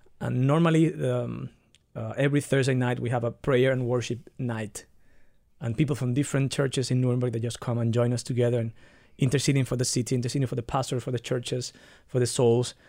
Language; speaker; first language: English; non-native, fluent; Spanish